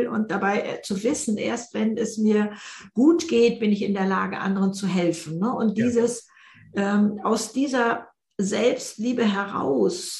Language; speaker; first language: German; native; German